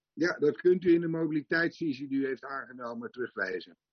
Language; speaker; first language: Dutch; native; Dutch